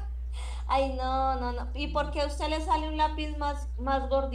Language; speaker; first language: Spanish; native; Spanish